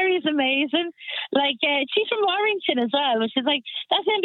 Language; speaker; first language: English; native; English